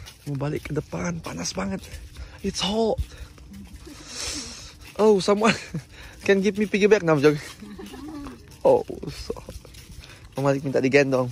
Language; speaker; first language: English; non-native, learner; Indonesian